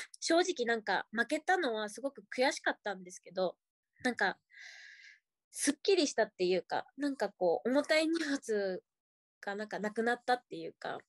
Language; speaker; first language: Japanese; native; Japanese